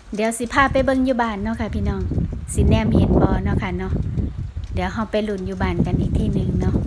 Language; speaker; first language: Thai; native; Thai